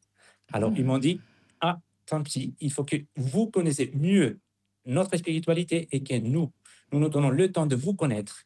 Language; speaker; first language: French; non-native, fluent; Spanish